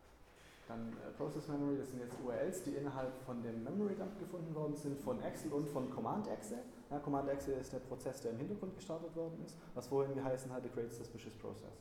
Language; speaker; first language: German; native; German